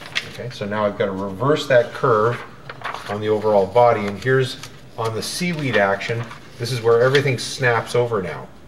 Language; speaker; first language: English; native; English